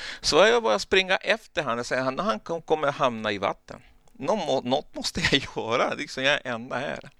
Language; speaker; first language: Swedish; non-native, fluent; Spanish